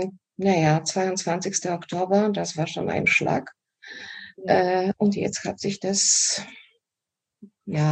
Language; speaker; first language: German; non-native, fluent; Polish